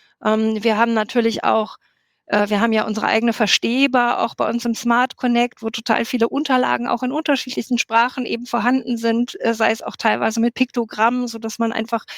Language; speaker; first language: German; native; German